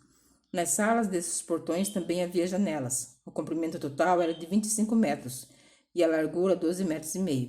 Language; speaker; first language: Portuguese; native; Portuguese